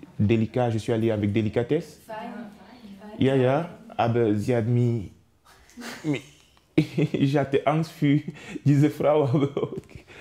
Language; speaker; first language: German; non-native, learner; French